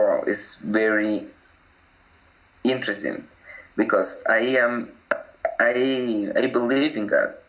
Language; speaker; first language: English; non-native, learner; Spanish